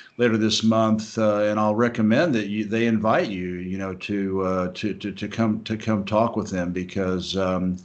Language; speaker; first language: English; native; English